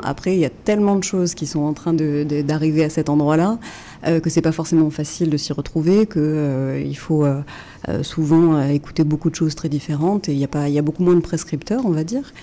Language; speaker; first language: French; native; French